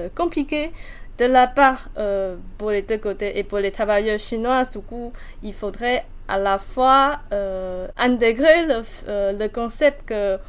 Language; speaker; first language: French; non-native, fluent; Chinese